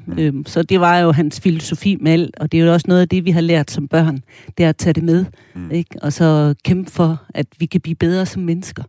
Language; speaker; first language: Danish; early bilingual, other home language; German